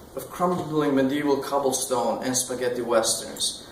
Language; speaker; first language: English; non-native, fluent; Albanian